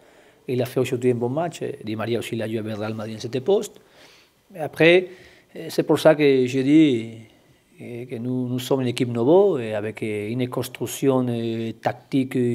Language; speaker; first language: French; non-native, learner; Spanish